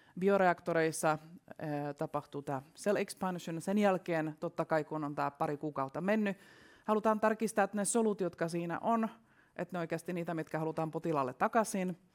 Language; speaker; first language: Finnish; non-native, fluent; Russian